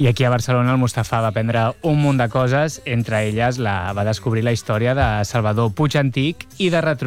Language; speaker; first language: Catalan; native; Catalan